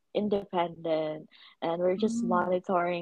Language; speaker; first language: English; non-native, local second language; Cebuano